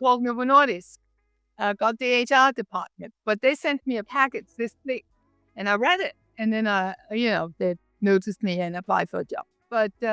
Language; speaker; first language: English; non-native, fluent; Danish